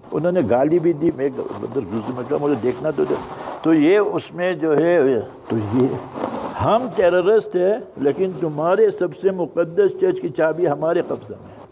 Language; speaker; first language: Urdu; early bilingual, heritage; English